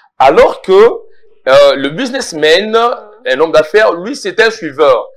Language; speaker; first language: French; non-native, local second language; Lingala